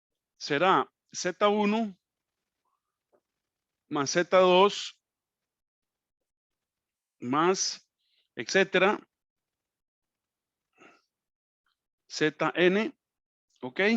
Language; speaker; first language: Spanish; native; Spanish